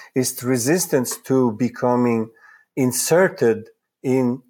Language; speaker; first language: English; non-native, fluent; Italian